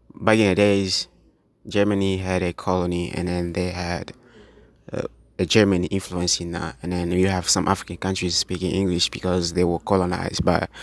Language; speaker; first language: English; non-native, local second language; Swahili